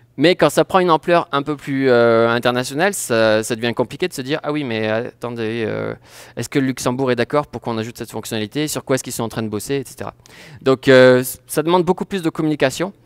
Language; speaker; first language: French; native; French